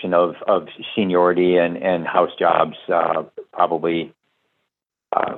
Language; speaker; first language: English; native; English